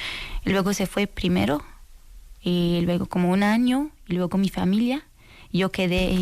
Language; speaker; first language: Spanish; non-native, learner; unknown